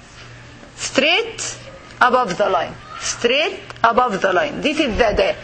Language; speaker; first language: English; non-native, fluent; Arabic